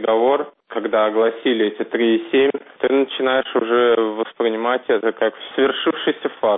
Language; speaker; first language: Russian; native; Russian